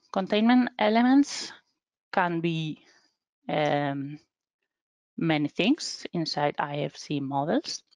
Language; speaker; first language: English; non-native, fluent; Spanish